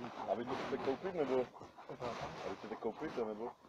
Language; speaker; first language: Czech; native; Czech